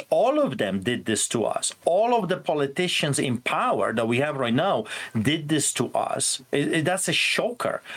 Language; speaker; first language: English; non-native, fluent; Polish